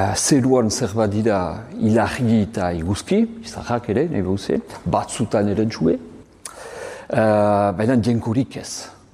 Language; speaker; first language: Basque; native; Basque